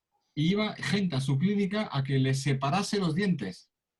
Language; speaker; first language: Spanish; native; Spanish